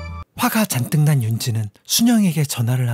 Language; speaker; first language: Korean; native; Korean